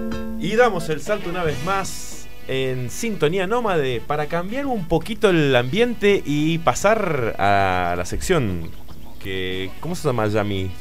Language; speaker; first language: Spanish; native; Spanish